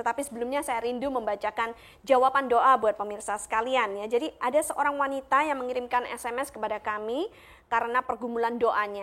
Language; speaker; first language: Indonesian; native; Indonesian